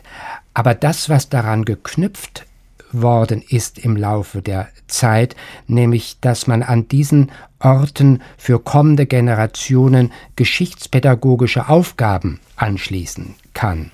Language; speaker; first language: German; native; German